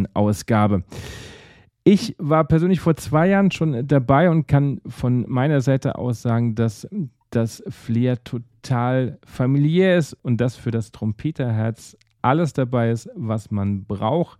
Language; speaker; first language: German; native; German